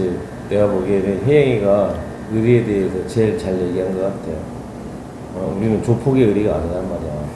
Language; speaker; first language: Korean; native; Korean